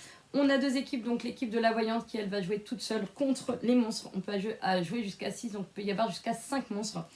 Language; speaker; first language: French; native; French